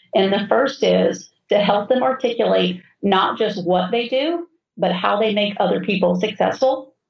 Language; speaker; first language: English; native; English